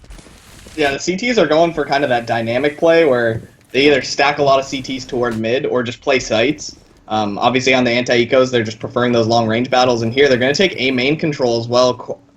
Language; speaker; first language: English; native; English